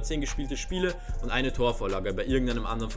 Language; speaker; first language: German; native; German